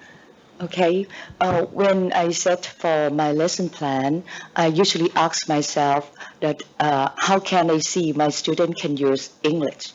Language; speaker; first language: English; non-native, learner; Thai